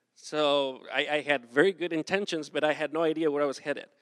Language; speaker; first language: English; non-native, fluent; Spanish